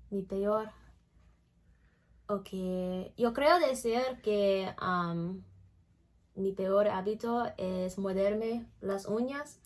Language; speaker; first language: Spanish; non-native, learner; English